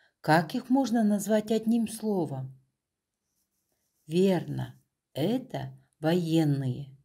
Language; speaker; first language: Russian; non-native, local second language; Kazakh